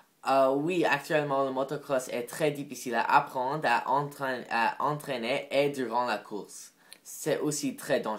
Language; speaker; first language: French; non-native, learner; English